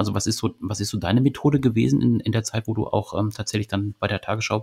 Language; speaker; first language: German; native; German